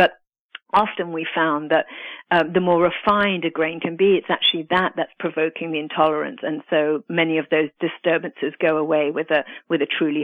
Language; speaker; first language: English; native; English